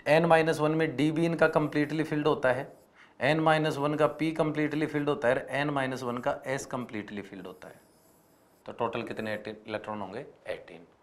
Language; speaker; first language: Hindi; native; Hindi